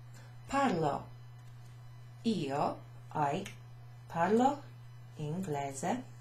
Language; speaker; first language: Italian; non-native, fluent; English